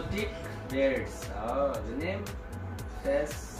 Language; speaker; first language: English; non-native, learner; Urdu